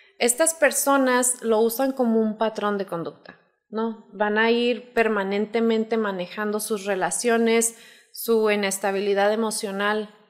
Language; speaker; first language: Spanish; native; Spanish